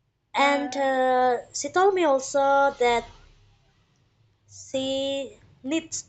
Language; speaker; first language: English; non-native, fluent; Indonesian